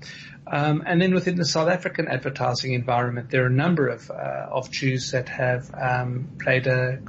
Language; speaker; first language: English; native; English